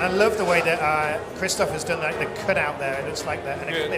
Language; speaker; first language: English; native; English